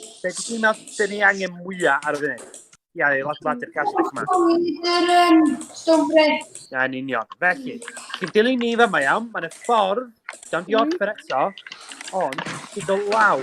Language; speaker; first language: Welsh; native; Welsh